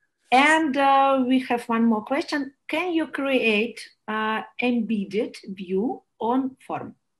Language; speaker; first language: English; non-native, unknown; Russian